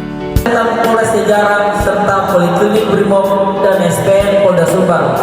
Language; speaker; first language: Indonesian; native; Indonesian